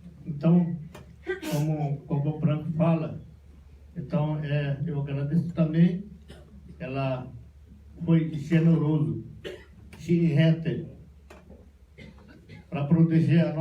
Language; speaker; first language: Portuguese; non-native, local second language; Yanomámi